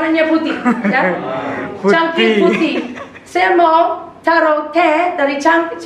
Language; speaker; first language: Indonesian; non-native, fluent; English